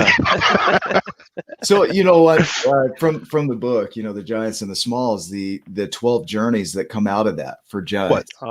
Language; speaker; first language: English; native; English